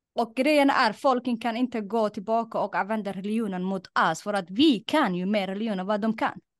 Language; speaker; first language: Swedish; non-native, fluent; Somali